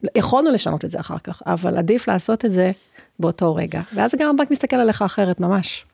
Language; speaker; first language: Hebrew; native; Hebrew